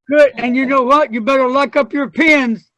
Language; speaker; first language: English; native; English